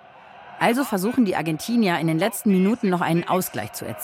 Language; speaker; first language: German; native; German